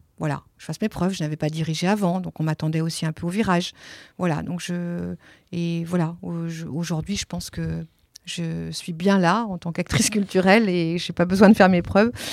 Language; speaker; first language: French; early bilingual, other home language; Italian